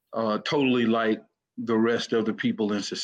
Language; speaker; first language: English; native; English